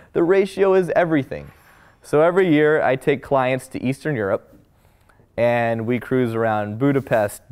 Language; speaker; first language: English; native; English